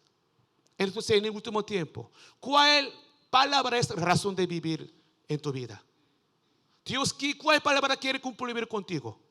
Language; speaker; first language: Spanish; non-native, learner; Korean